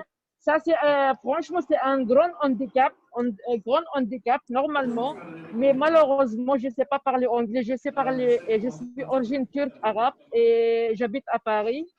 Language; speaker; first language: French; non-native, learner; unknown